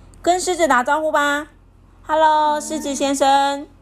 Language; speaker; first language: Chinese; native; Chinese